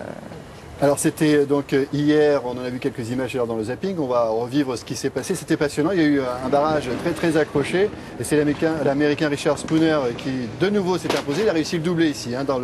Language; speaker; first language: French; native; French